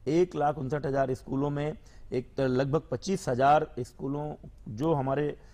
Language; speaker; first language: Hindi; native; Hindi